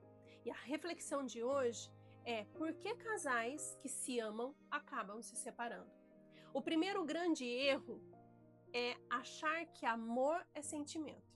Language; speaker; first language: Portuguese; native; Portuguese